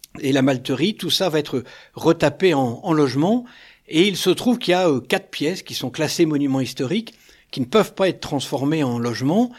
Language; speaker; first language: French; native; French